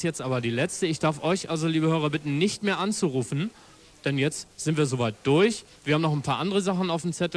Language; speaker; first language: German; native; German